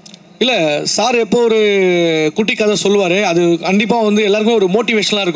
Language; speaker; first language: Tamil; native; Tamil